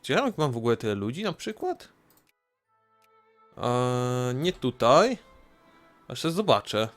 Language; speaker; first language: Polish; native; Polish